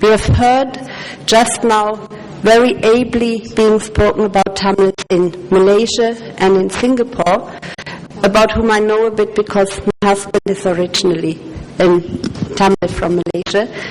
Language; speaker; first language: English; non-native, fluent; German